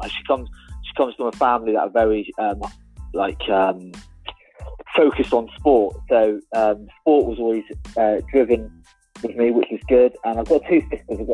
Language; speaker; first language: English; native; English